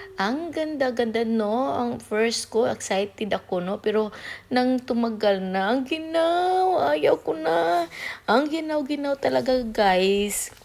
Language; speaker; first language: Filipino; non-native, local second language; Cebuano